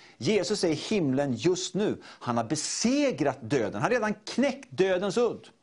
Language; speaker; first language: Swedish; native; Swedish